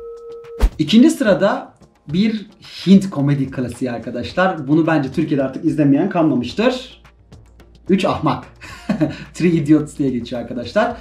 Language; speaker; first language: Turkish; native; Turkish